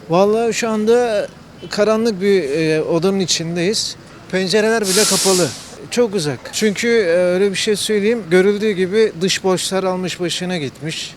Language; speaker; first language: Turkish; native; Turkish